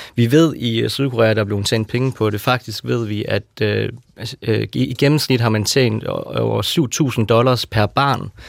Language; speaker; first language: Danish; native; Danish